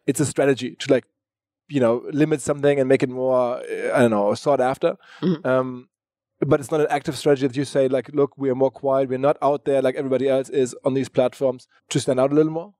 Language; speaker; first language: English; non-native, fluent; German